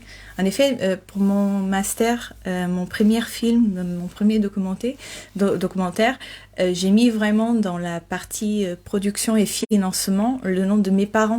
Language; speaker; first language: French; non-native, fluent; Portuguese